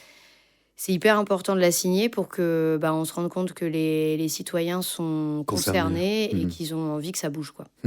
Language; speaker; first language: French; native; French